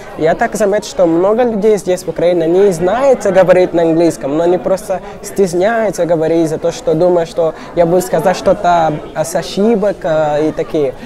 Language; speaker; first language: Russian; non-native, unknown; Portuguese